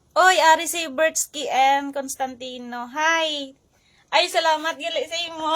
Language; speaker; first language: Filipino; non-native, local second language; Hiligaynon